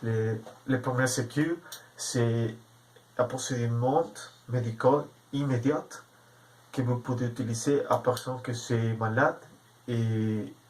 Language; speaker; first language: French; non-native, learner; Spanish